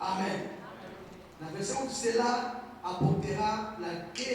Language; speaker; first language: French; non-native, local second language; Lingala